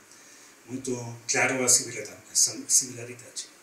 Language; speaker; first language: Portuguese; non-native, learner; German